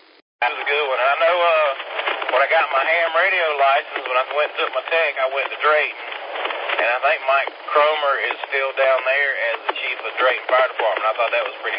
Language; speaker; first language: English; native; English